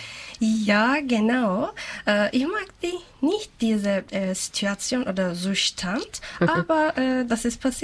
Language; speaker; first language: German; non-native, learner; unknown